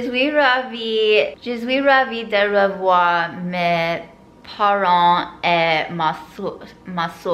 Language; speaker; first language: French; non-native, learner; English